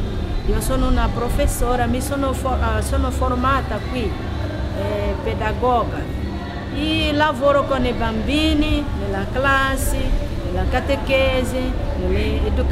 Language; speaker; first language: Italian; non-native, learner; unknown